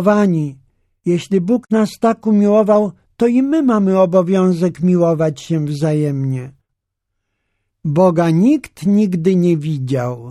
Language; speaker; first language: Polish; native; Polish